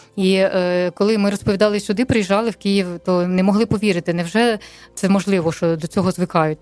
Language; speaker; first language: Ukrainian; non-native, local second language; Russian